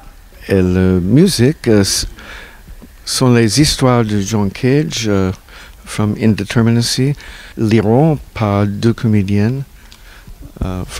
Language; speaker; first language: French; non-native, learner; English